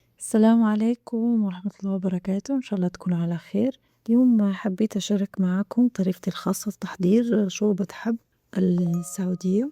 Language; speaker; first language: Arabic; native; Arabic